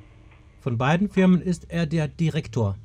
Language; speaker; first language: German; native; German